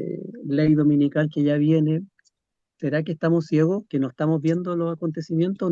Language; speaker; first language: Spanish; native; Spanish